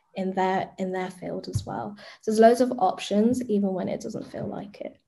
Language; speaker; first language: English; native; English